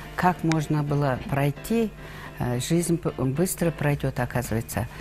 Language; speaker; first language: Russian; non-native, local second language; Kazakh